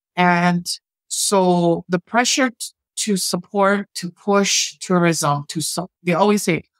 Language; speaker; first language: English; native; English